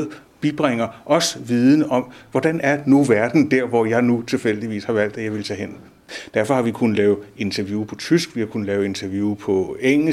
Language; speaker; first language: Danish; native; Danish